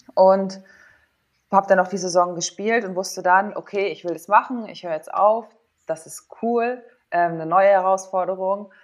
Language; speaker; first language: German; native; German